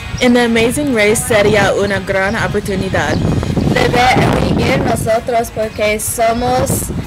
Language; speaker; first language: Spanish; non-native, learner; English